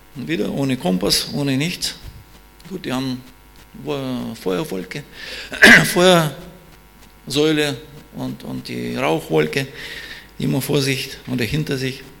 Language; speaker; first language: German; non-native, fluent; Russian